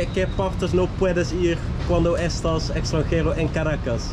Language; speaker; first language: Spanish; non-native, learner; Dutch